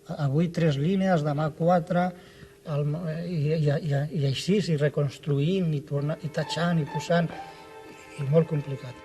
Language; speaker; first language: Catalan; non-native, local second language; Spanish